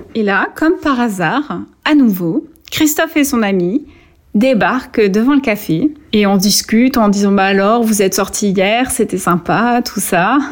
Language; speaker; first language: French; native; French